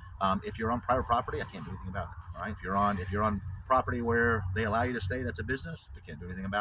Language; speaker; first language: English; native; English